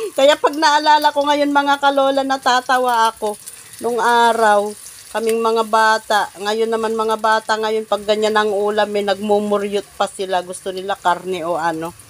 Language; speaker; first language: Filipino; non-native, local second language; Iloko